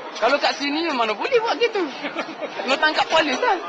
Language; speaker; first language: Malay; non-native, fluent; Arabic